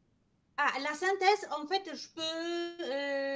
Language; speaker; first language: French; non-native, fluent; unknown